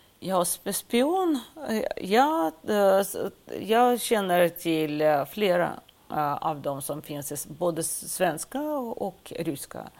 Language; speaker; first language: Swedish; non-native, fluent; Russian